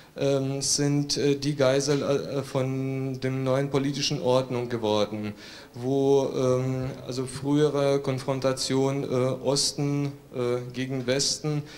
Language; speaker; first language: German; non-native, fluent; Russian